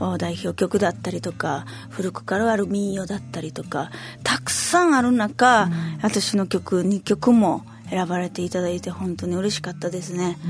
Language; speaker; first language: Japanese; early bilingual, heritage; Spanish